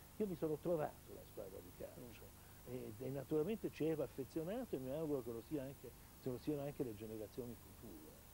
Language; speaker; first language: Italian; native; Italian